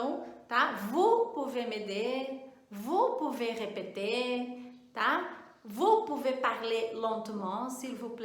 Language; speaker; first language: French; non-native, fluent; Portuguese